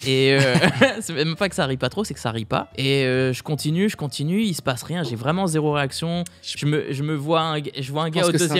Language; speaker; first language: French; native; French